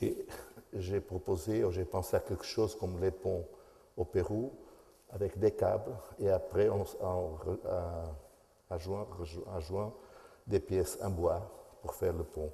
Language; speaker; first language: French; non-native, fluent; Portuguese